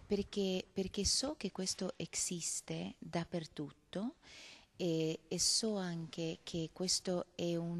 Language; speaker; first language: Italian; non-native, fluent; Swedish